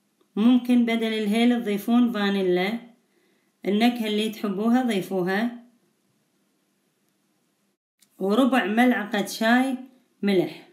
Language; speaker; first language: Arabic; native; Arabic